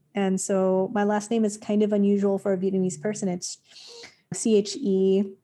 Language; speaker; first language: English; native; English